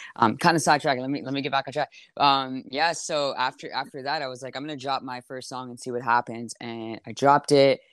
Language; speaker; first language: English; native; English